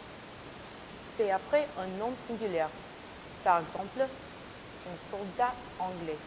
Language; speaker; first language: French; non-native, learner; English